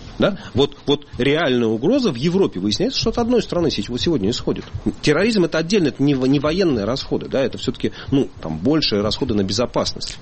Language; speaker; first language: Russian; native; Russian